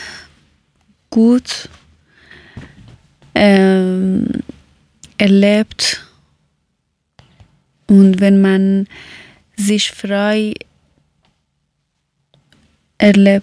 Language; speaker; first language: German; non-native, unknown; Persian